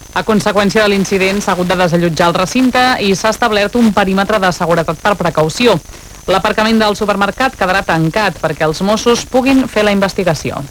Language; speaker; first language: Catalan; native; Catalan